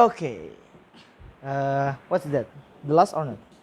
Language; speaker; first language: English; non-native, learner; Indonesian